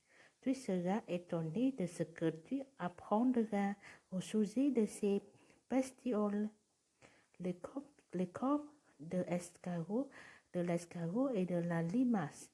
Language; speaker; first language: French; non-native, learner; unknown